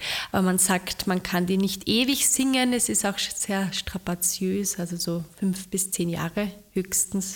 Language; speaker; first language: German; native; German